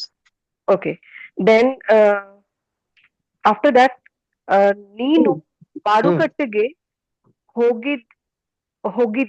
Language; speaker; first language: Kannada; non-native, learner; English